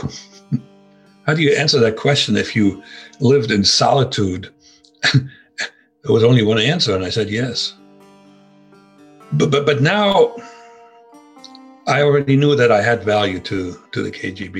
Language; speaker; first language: English; non-native, fluent; German